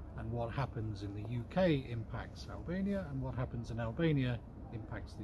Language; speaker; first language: English; native; English